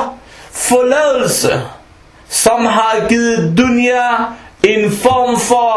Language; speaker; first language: Danish; non-native, local second language; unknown